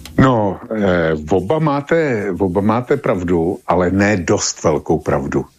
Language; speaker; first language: Czech; native; Czech